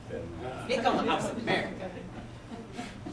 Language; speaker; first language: German; non-native, learner; English